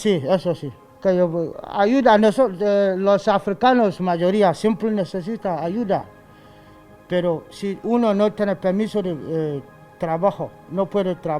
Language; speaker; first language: Spanish; non-native, learner; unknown